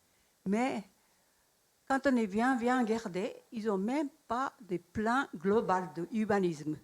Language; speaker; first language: French; non-native, learner; Japanese